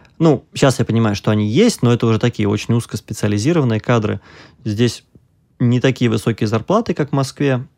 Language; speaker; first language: Russian; native; Russian